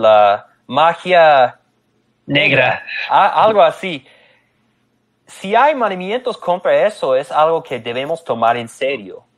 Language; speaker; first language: Spanish; non-native, fluent; English